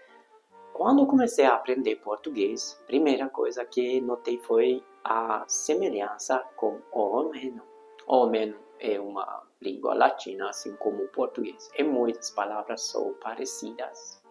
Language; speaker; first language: Portuguese; non-native, fluent; Hungarian